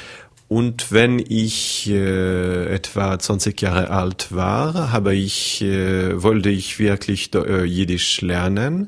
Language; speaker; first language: German; non-native, fluent; French